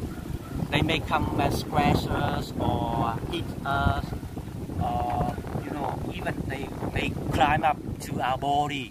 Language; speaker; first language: English; non-native, local second language; Vietnamese